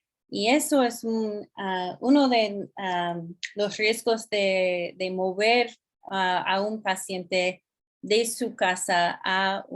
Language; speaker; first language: Spanish; non-native, fluent; English